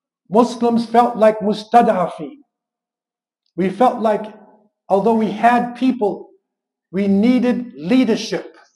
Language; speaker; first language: English; native; English